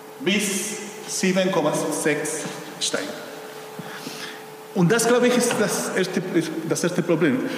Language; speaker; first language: German; non-native, fluent; Spanish